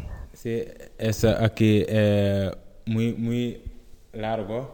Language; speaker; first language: Spanish; non-native, learner; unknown